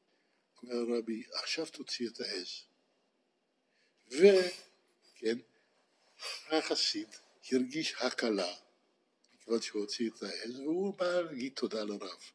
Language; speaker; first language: Hebrew; non-native, fluent; Dutch